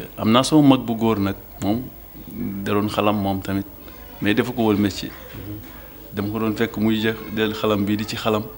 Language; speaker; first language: Wolof; non-native, local second language; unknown